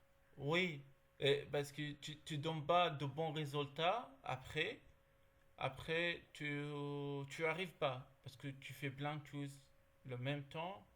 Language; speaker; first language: French; non-native, learner; Arabic